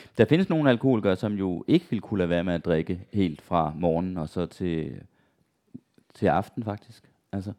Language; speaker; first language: Danish; native; Danish